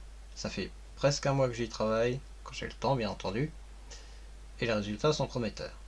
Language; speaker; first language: French; native; French